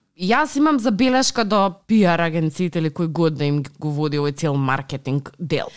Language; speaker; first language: Macedonian; native; Macedonian